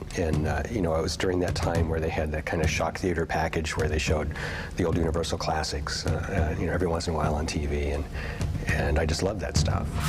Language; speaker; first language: English; native; English